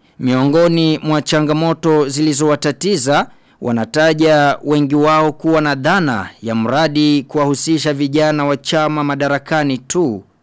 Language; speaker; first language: Swahili; non-native, local second language; Rundi